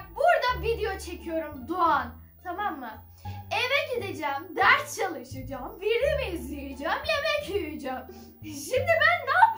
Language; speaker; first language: Turkish; native; Turkish